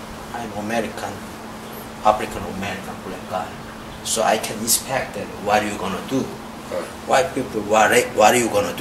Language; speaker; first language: English; non-native, learner; Korean